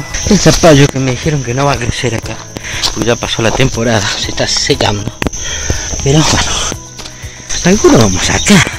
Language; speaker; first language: Spanish; native; Spanish